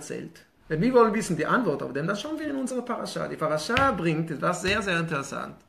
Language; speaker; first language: German; non-native, fluent; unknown